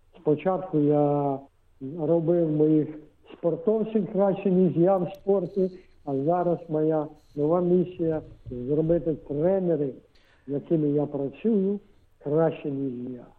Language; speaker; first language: Ukrainian; non-native, local second language; Russian